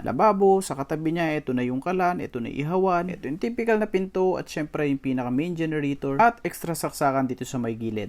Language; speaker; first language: Filipino; native; Filipino